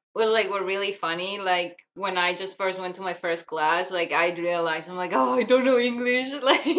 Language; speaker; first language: English; non-native, fluent; Spanish